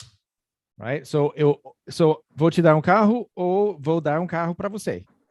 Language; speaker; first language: Portuguese; non-native, fluent; English